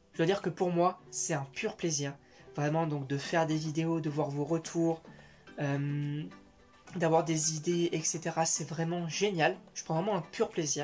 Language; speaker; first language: French; native; French